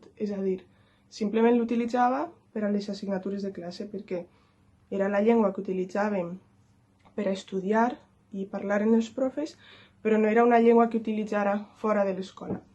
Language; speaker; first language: Catalan; non-native, local second language; Spanish